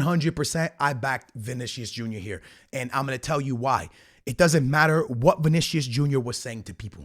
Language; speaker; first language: English; native; English